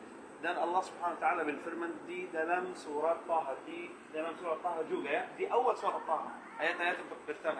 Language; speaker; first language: Indonesian; non-native, learner; Arabic